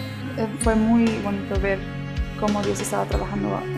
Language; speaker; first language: Spanish; early bilingual, heritage; Spanish